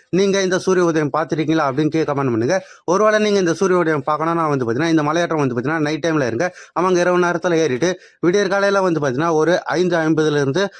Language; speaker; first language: Tamil; native; Tamil